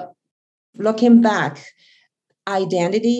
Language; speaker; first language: English; non-native, fluent; Chinese